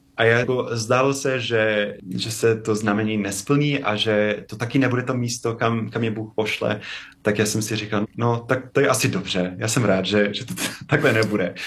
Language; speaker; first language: Czech; non-native, fluent; English